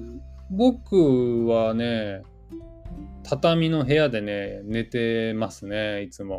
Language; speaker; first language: Japanese; native; Japanese